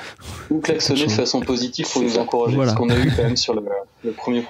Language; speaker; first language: French; native; French